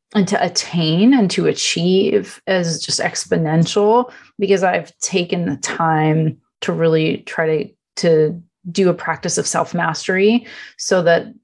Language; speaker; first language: English; non-native, fluent; Italian